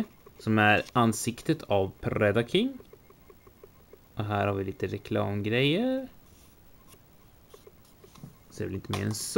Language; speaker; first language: Swedish; native; Swedish